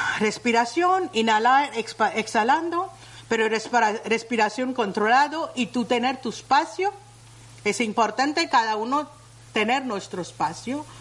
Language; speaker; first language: Spanish; non-native, learner; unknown